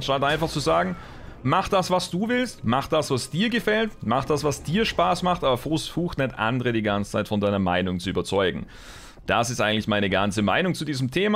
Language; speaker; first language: German; native; German